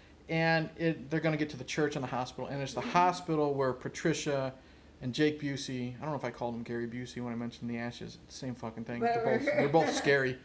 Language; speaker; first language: English; native; English